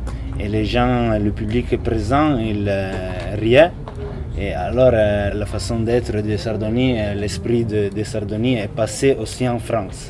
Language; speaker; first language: French; non-native, fluent; Italian